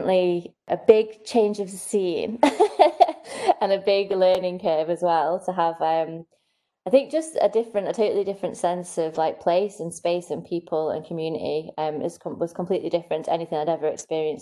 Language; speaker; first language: English; native; English